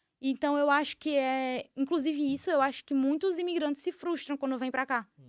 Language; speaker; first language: Portuguese; native; Portuguese